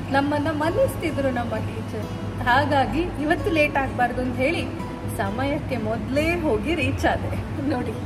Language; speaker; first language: Kannada; native; Kannada